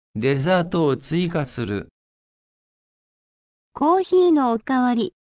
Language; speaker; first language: Japanese; native; Japanese